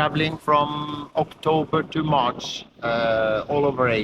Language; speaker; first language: English; non-native, fluent; Norwegian